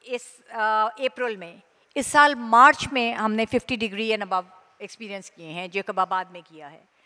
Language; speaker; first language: Urdu; native; Urdu